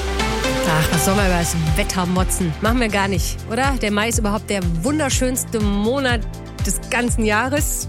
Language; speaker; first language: German; native; German